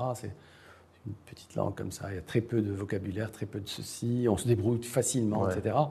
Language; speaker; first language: French; non-native, local second language; Arabic